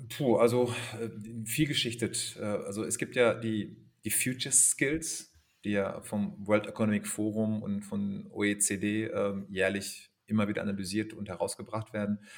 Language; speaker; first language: German; native; German